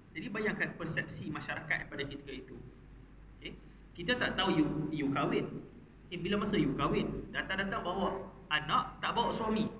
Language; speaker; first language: Malay; native; Malay